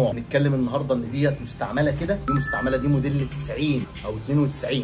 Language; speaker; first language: Arabic; native; Arabic